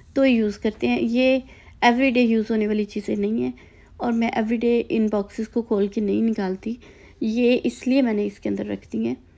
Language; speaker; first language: Urdu; native; Urdu